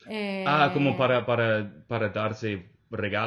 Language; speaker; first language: Spanish; non-native, fluent; English